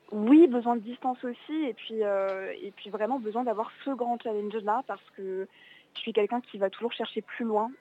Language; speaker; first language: French; native; French